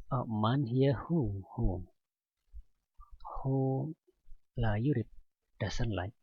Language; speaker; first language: English; non-native, learner; Indonesian